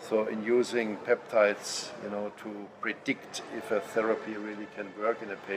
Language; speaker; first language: English; non-native, fluent; German